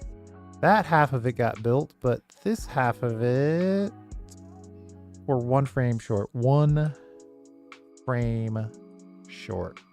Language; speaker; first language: English; native; English